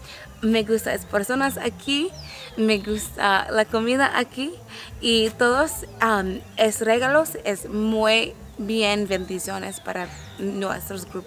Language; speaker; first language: Spanish; non-native, learner; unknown